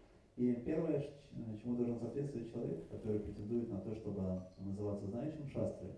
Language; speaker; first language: Russian; native; Russian